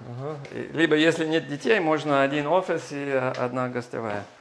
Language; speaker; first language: Russian; non-native, fluent; English